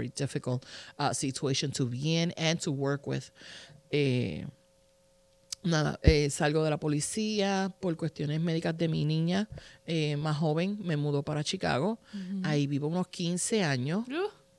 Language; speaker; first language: English; non-native, fluent; Spanish